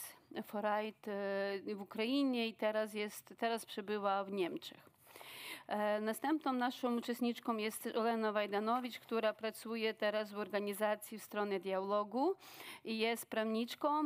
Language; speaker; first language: Polish; non-native, fluent; Ukrainian